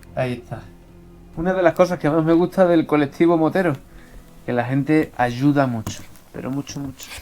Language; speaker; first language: Spanish; native; Spanish